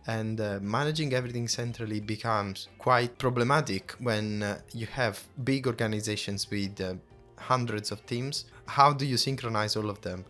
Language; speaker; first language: English; non-native, fluent; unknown